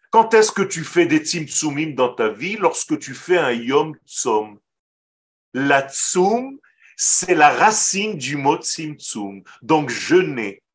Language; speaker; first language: French; non-native, fluent; Hebrew